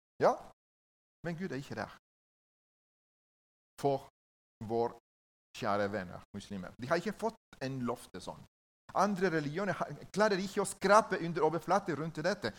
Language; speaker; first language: Norwegian; non-native, learner; Spanish